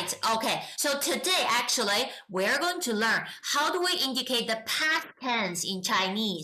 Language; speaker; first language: English; non-native, fluent; Chinese